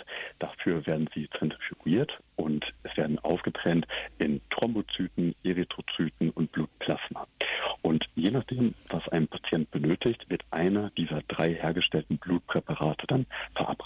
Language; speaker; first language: German; native; German